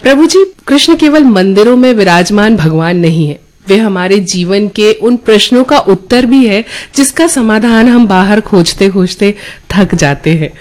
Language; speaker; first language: Hindi; native; Hindi